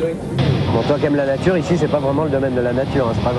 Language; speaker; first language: French; native; French